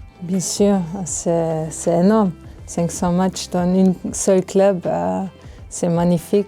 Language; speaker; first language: French; non-native, fluent; Hungarian